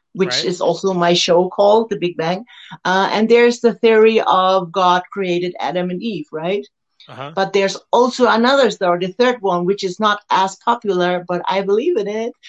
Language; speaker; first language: English; non-native, fluent; German